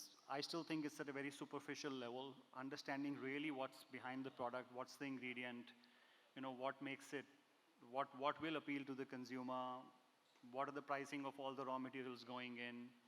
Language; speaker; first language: English; non-native, local second language; Hindi